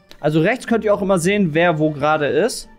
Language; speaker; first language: German; native; German